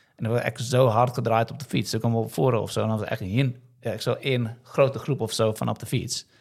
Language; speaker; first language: Dutch; non-native, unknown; English